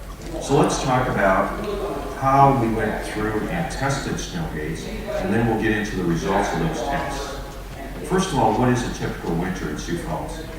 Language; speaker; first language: English; native; English